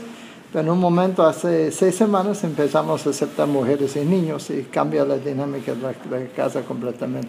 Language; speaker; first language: Spanish; non-native, fluent; English